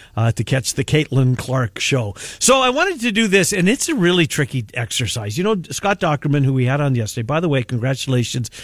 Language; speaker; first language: English; native; English